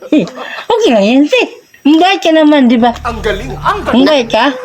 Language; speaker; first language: Filipino; non-native, local second language; Cebuano